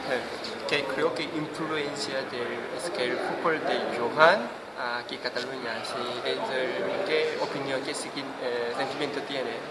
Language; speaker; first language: Spanish; non-native, learner; Korean